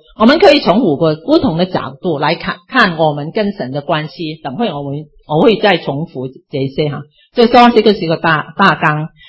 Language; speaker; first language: Chinese; non-native, local second language; Cantonese